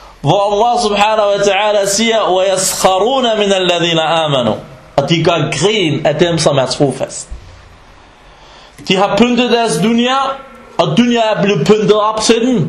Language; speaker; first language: Danish; early bilingual, other home language; Arabic